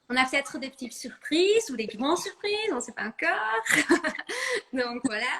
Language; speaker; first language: French; non-native, fluent; Dutch